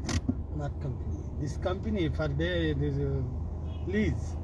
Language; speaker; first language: English; non-native, learner; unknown